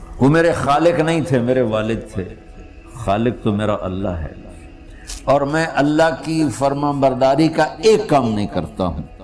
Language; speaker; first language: Urdu; non-native, local second language; Punjabi